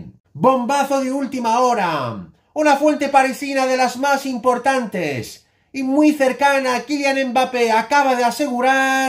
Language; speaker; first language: Spanish; native; Spanish